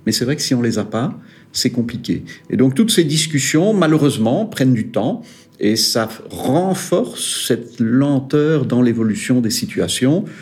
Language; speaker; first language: French; native; French